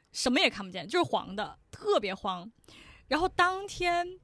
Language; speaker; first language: Chinese; non-native, local second language; Cantonese